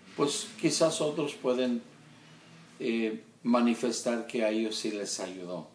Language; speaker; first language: Spanish; early bilingual, heritage; Spanish